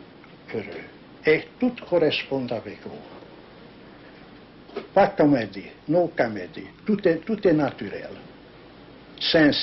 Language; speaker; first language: French; non-native, learner; Hungarian